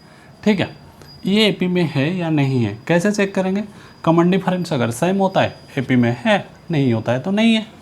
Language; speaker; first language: Hindi; non-native, local second language; Odia